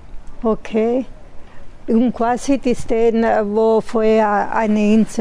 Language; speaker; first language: German; non-native, learner; Italian